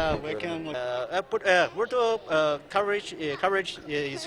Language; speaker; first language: English; non-native, learner; Chinese